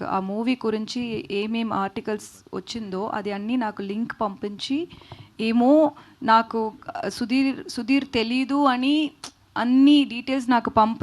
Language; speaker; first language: Telugu; non-native, learner; Tamil